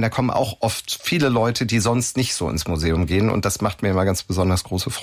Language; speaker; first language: German; native; German